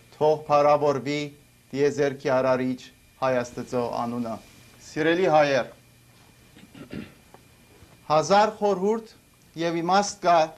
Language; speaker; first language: Armenian; early bilingual, heritage; Armenian